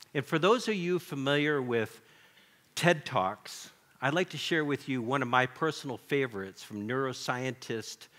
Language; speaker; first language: English; native; English